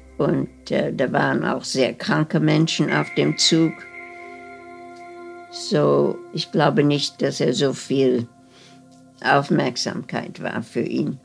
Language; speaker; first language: German; early bilingual, heritage; German